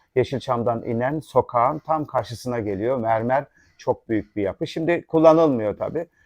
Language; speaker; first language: Turkish; native; Turkish